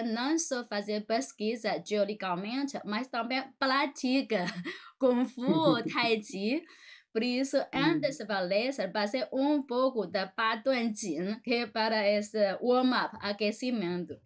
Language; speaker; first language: Portuguese; non-native, fluent; Chinese